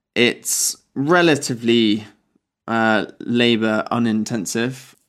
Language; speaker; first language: English; native; English